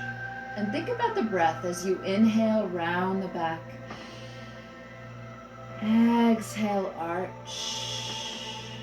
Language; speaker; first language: English; native; English